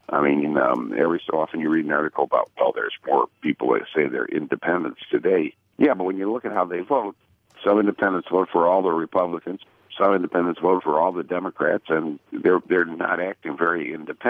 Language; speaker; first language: English; native; English